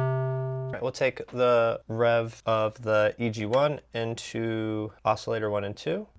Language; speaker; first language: English; native; English